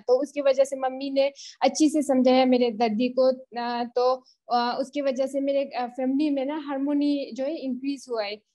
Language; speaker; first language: Hindi; native; Hindi